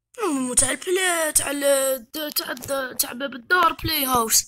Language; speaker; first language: Arabic; native; Arabic